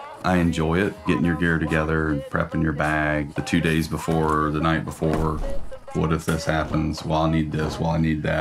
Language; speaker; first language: English; native; English